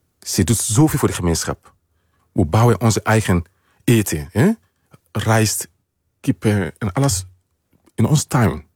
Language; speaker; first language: Dutch; non-native, fluent; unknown